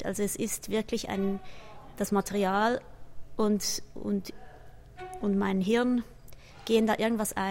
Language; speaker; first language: German; native; German